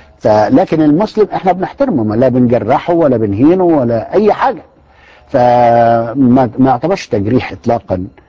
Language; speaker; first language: Arabic; native; Arabic